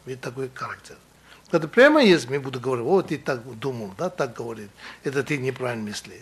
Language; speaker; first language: Russian; non-native, learner; Tibetan